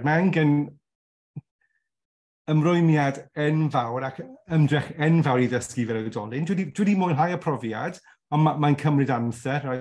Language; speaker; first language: Welsh; non-native, local second language; English